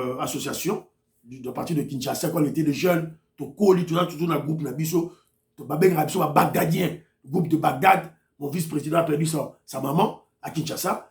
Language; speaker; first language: French; non-native, local second language; Lingala